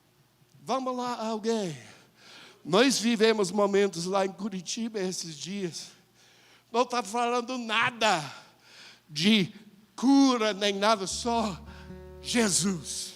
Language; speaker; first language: Portuguese; non-native, fluent; English